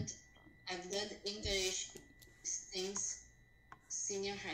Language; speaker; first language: English; non-native, learner; Chinese